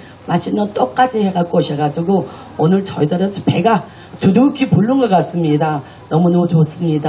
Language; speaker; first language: Korean; native; Korean